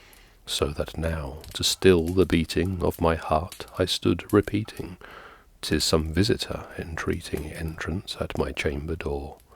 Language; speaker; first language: English; native; English